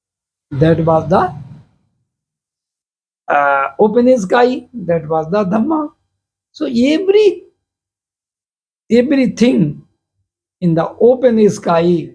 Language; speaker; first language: English; non-native, local second language; Hindi